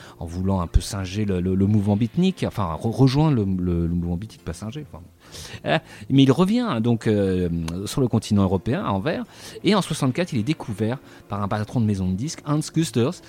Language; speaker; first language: French; native; French